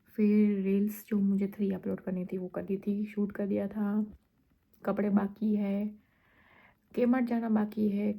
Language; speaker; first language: Hindi; non-native, local second language; Gujarati